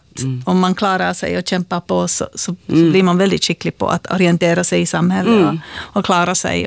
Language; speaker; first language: Swedish; native; Swedish